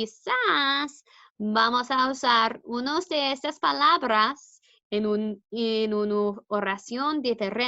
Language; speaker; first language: Spanish; non-native, fluent; English